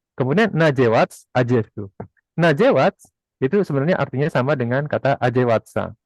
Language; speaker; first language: Indonesian; native; Indonesian